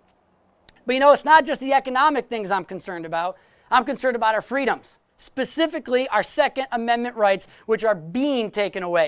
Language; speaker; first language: English; native; English